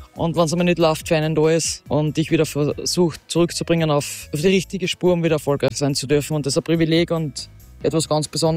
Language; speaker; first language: German; native; German